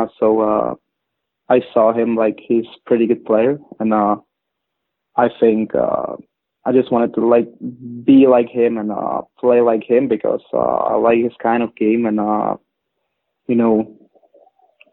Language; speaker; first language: English; non-native, fluent; Czech